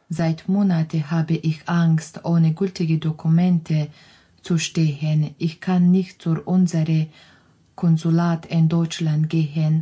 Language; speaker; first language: German; non-native, fluent; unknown